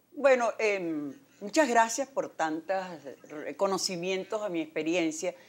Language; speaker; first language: Spanish; native; Spanish